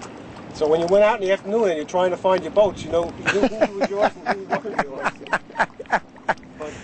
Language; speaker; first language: English; native; English